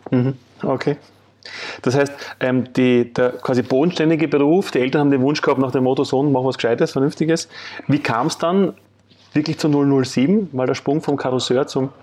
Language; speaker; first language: German; native; German